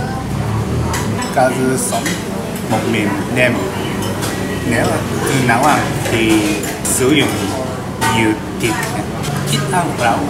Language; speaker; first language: Vietnamese; non-native, learner; Japanese